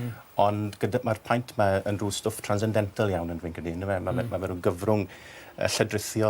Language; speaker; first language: Welsh; native; Welsh